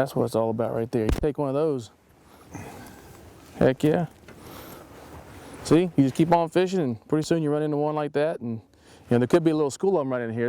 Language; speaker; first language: English; native; English